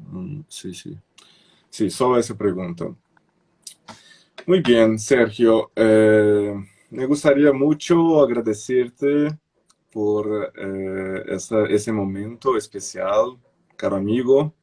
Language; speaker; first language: Spanish; non-native, fluent; Portuguese